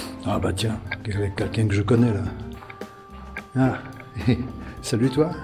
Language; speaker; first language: French; native; French